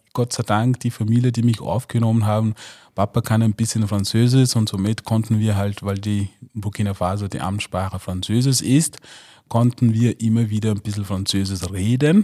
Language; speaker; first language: German; non-native, fluent; Mossi